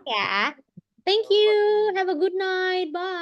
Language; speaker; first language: English; non-native, fluent; Indonesian